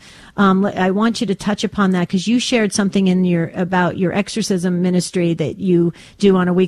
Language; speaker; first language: English; native; English